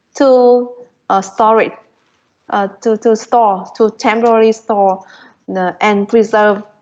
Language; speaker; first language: English; non-native, fluent; Vietnamese